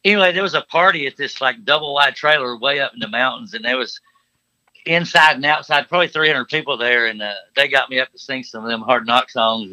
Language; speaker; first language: English; native; English